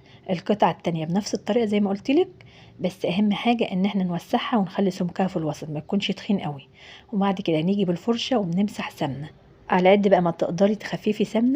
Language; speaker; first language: Arabic; native; Arabic